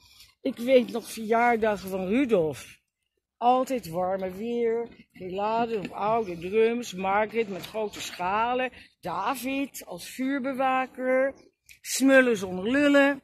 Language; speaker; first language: Dutch; native; Dutch